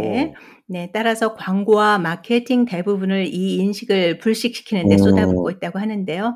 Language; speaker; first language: Korean; native; Korean